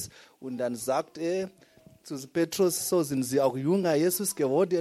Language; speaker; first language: German; non-native, fluent; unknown